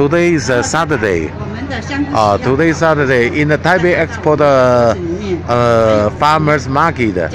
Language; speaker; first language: English; non-native, learner; Chinese